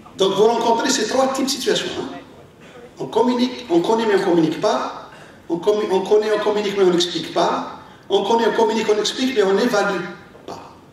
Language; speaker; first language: French; non-native, local second language; Arabic